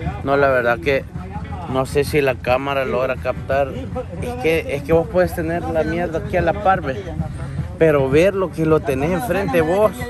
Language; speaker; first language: Spanish; native; Spanish